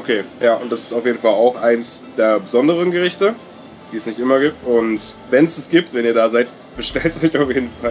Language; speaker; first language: German; native; German